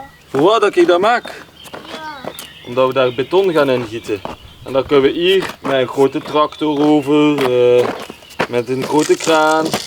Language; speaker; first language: Dutch; native; Dutch